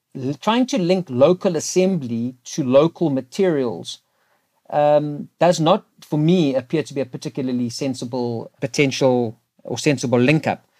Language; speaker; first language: English; native; English